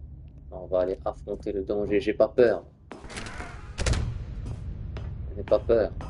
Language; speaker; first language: French; native; French